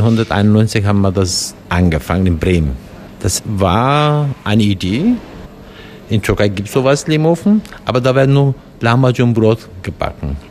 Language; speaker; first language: German; non-native, fluent; Turkish